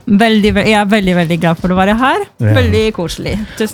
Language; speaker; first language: Norwegian; non-native, fluent; Polish